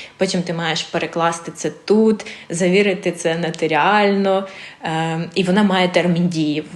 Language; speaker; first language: Ukrainian; early bilingual, other home language; Armenian